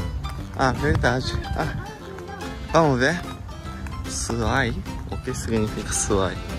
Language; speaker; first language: Portuguese; non-native, local second language; Japanese